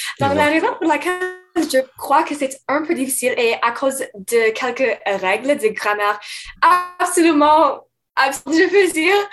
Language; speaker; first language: French; non-native, fluent; English